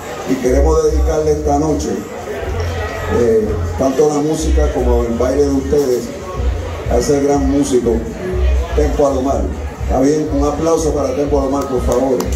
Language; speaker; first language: Spanish; native; Spanish